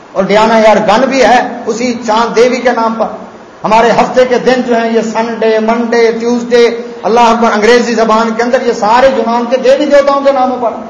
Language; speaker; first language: Urdu; non-native, local second language; Saraiki